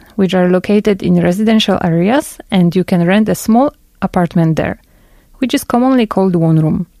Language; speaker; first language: English; non-native, fluent; Polish